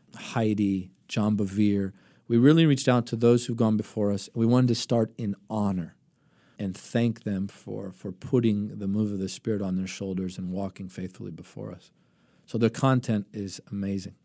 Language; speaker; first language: English; early bilingual, other home language; Greek